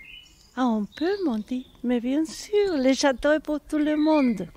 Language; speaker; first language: French; non-native, fluent; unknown